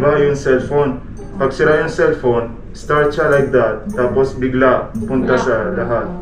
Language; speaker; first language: Filipino; non-native, learner; Arabic